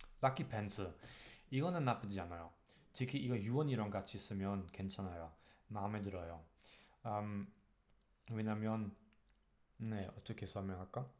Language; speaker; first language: Korean; non-native, learner; German